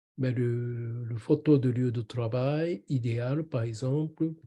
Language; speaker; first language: French; non-native, learner; Japanese